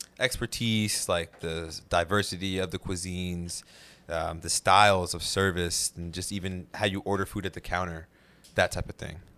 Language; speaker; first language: English; native; English